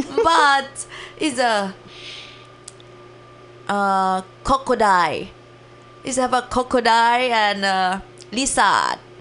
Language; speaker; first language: English; non-native, learner; Thai